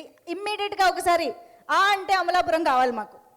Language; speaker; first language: Telugu; native; Telugu